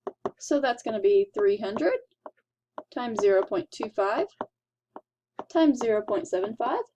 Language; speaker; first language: English; native; English